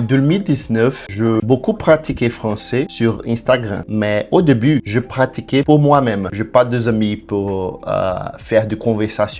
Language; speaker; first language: French; non-native, learner; Portuguese